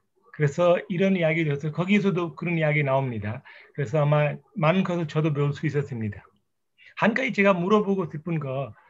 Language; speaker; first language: Korean; non-native, fluent; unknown